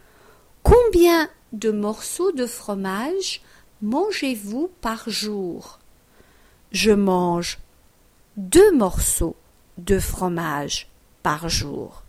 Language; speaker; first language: French; non-native, fluent; English